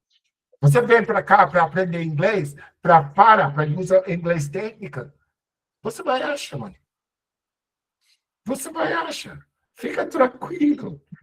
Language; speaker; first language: Portuguese; non-native, learner; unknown